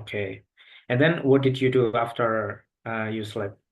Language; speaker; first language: English; non-native, local second language; Indonesian